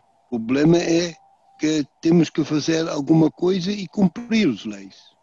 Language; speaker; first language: Portuguese; non-native, fluent; Dutch